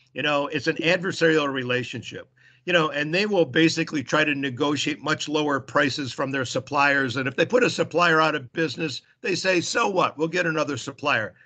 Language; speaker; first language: English; native; English